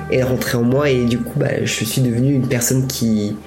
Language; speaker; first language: French; native; French